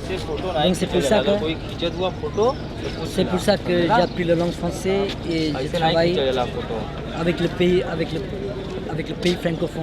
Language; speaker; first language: French; non-native, learner; Hindi